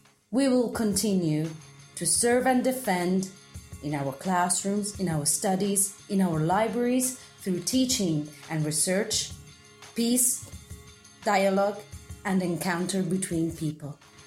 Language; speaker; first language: English; non-native, fluent; Italian